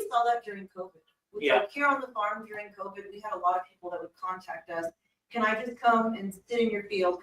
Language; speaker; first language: English; native; English